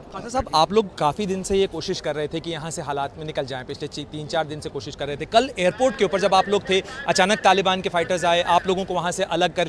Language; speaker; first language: Hindi; native; Hindi